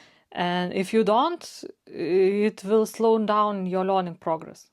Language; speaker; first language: English; non-native, fluent; Lithuanian